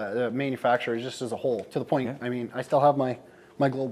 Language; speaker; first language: English; native; English